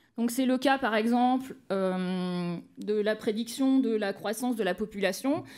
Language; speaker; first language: French; native; French